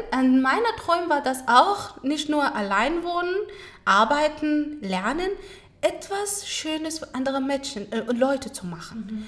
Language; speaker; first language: German; non-native, learner; Pashto